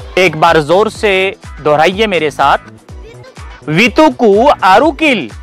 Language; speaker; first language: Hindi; non-native, local second language; Kashmiri